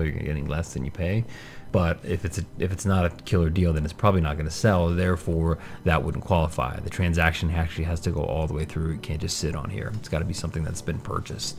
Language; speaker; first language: English; native; English